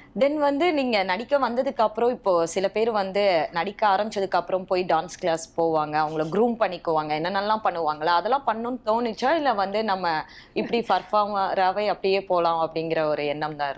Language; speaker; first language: Tamil; native; Tamil